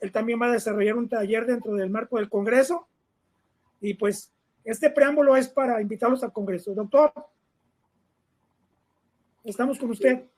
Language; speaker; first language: Spanish; native; Spanish